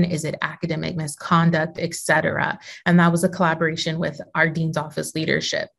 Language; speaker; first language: English; native; English